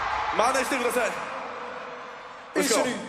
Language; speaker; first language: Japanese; non-native, learner; Korean